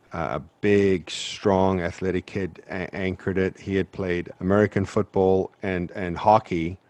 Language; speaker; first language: English; native; English